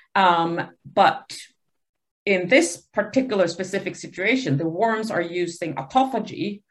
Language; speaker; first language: English; early bilingual, other home language; Spanish